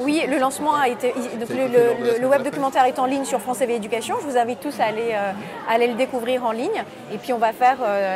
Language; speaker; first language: French; native; French